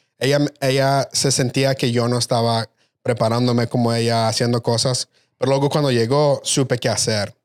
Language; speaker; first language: Spanish; early bilingual, heritage; Spanish